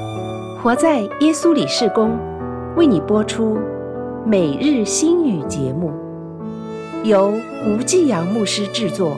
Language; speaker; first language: Chinese; native; Chinese